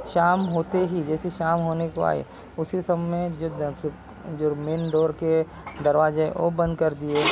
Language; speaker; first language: Hindi; non-native, local second language; Marathi